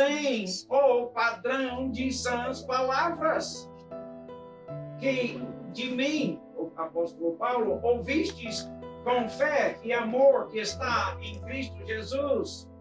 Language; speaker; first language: Portuguese; non-native, fluent; English